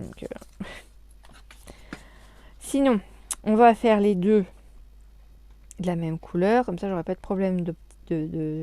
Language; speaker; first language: French; native; French